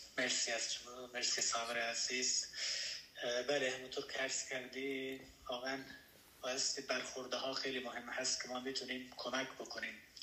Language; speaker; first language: Persian; non-native, local second language; Baluchi